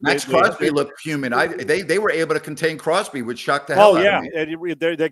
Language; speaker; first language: English; native; English